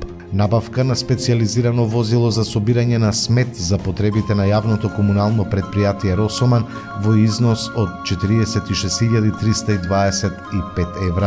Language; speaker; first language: Macedonian; native; Macedonian